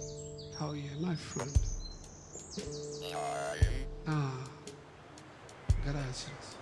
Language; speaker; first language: English; non-native, learner; French